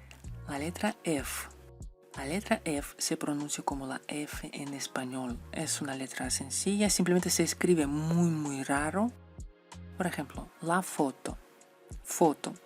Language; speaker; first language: Spanish; non-native, fluent; Russian